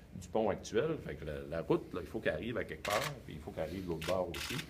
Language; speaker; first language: French; native; French